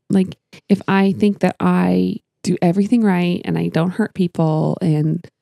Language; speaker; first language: English; native; English